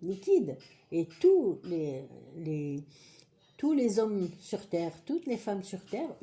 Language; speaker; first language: French; non-native, local second language; Kabyle